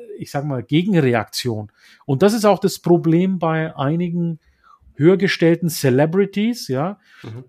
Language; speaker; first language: German; early bilingual, other home language; Turkish